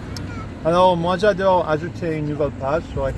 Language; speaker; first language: French; non-native, fluent; English